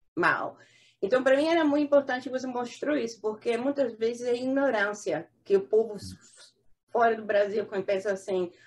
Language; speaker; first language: Portuguese; non-native, learner; English